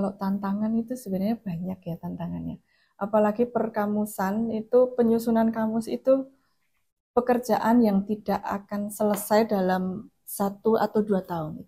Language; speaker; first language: Indonesian; non-native, local second language; Javanese